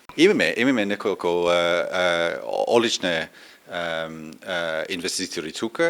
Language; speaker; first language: Macedonian; non-native, learner; English